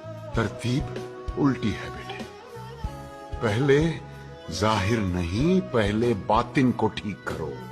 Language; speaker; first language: Urdu; native; Urdu